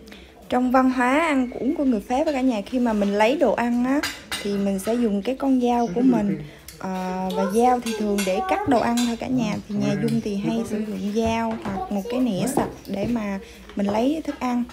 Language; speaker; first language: Vietnamese; native; Vietnamese